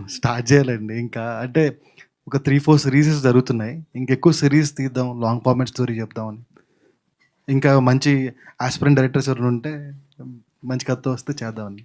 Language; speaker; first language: Telugu; native; Telugu